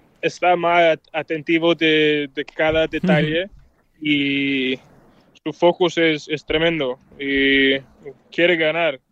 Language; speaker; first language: Spanish; non-native, fluent; Danish